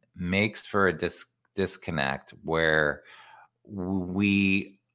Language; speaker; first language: English; native; English